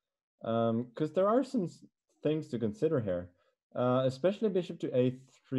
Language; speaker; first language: English; non-native, fluent; Norwegian